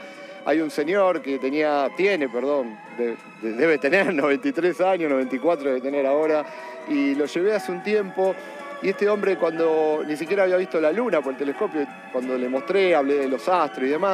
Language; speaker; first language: Spanish; native; Spanish